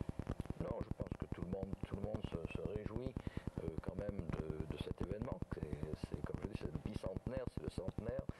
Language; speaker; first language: French; native; French